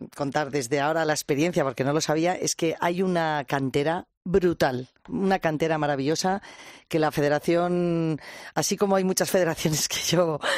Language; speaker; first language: Spanish; native; Spanish